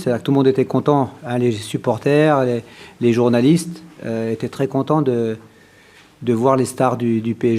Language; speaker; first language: French; native; French